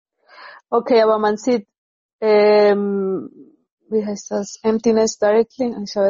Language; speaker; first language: German; non-native, fluent; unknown